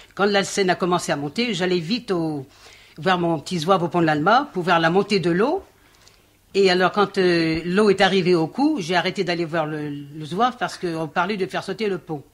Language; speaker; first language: French; native; French